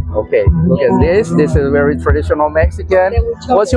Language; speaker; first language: English; non-native, fluent; Indonesian